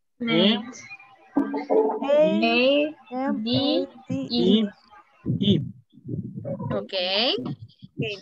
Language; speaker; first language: English; non-native, learner; Spanish